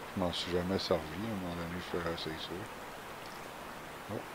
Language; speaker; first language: French; native; French